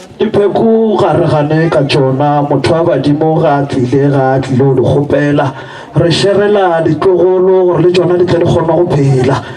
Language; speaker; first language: Northern Sotho; native; Northern Sotho